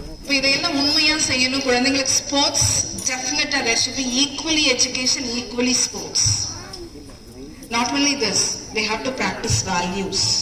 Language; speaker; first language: English; non-native, local second language; Tamil